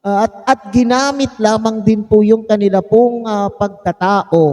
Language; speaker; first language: Filipino; native; Filipino